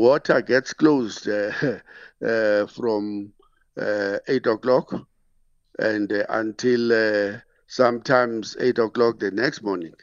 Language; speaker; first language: English; non-native, local second language; Xhosa